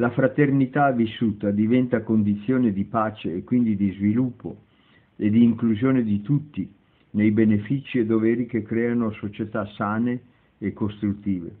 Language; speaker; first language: Italian; native; Italian